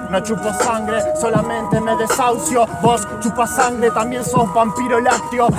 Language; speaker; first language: Spanish; native; Spanish